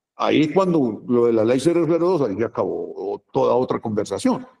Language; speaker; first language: Spanish; native; Spanish